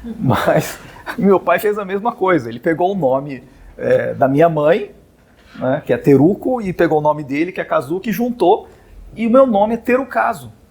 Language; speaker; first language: Portuguese; native; Portuguese